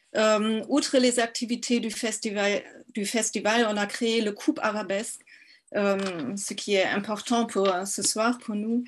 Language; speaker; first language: French; non-native, fluent; German